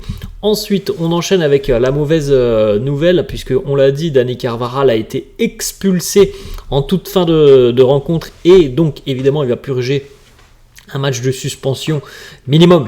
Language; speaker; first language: French; native; French